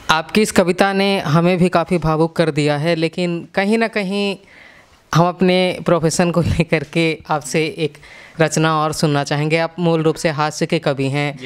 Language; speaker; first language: Hindi; native; Hindi